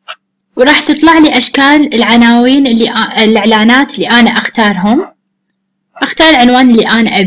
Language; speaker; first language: Arabic; native; Arabic